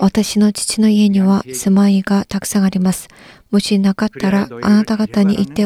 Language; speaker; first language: Japanese; non-native, learner; Korean